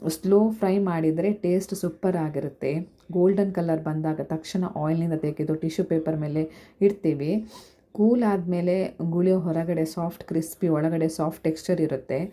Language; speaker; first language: Kannada; non-native, local second language; Konkani